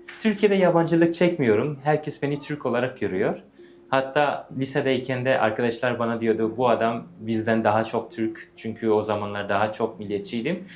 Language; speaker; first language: Turkish; early bilingual, heritage; English